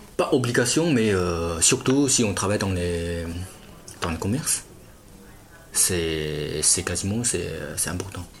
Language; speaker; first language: French; non-native, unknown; Chinese